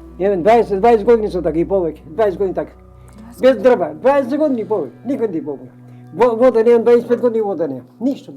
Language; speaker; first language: Macedonian; native; Macedonian